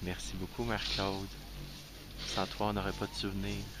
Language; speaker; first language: French; native; French